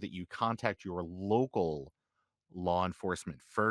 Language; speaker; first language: English; native; English